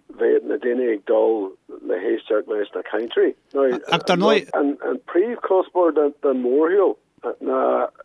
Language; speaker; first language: Irish; non-native, local second language; English